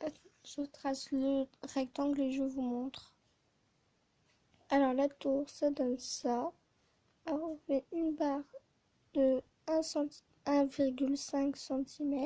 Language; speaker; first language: French; native; French